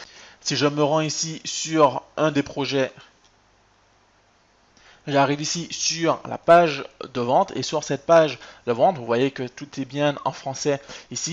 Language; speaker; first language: French; native; French